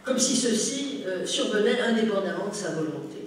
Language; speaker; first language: French; native; French